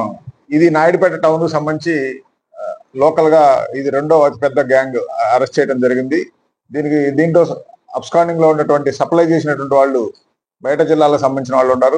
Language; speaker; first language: Telugu; native; Telugu